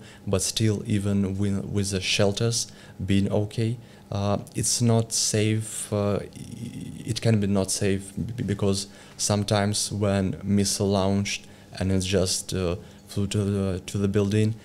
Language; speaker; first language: English; non-native, learner; Ukrainian